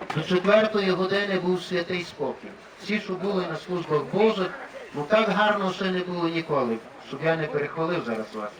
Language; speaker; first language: Ukrainian; native; Ukrainian